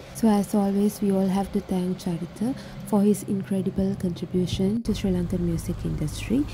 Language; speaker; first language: English; non-native, local second language; Sinhala